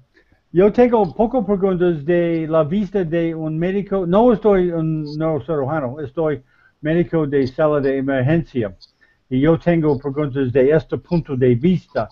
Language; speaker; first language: Spanish; non-native, learner; English